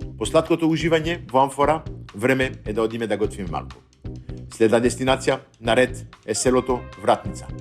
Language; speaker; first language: Macedonian; non-native, fluent; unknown